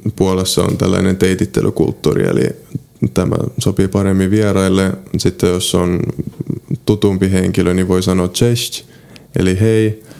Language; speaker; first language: Finnish; early bilingual, other home language; Polish